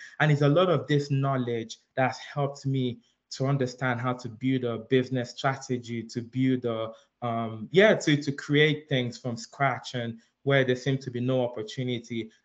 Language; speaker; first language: English; early bilingual, other home language; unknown